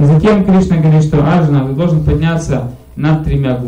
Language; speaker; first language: Russian; native; Russian